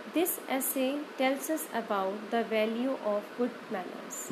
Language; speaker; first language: English; non-native, local second language; Punjabi